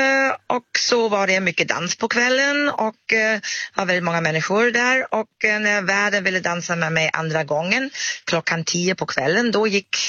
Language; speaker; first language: Swedish; non-native, fluent; German